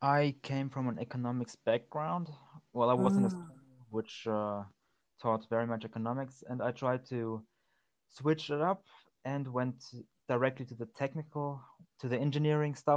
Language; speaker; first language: English; non-native, fluent; German